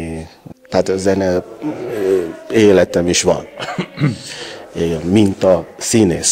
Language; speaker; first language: Hungarian; non-native, learner; Yoruba